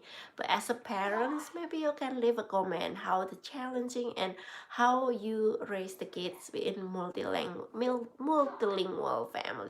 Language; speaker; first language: English; non-native, learner; Indonesian